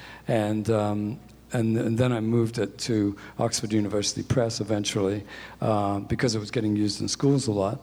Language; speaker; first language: English; native; English